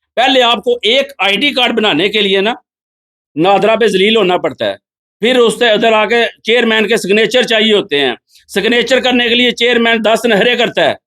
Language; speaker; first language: Urdu; non-native, local second language; Punjabi